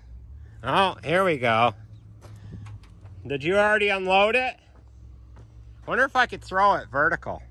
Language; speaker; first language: English; native; English